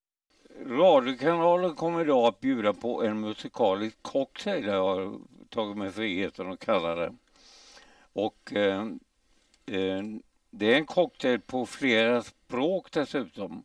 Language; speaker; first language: Swedish; native; Swedish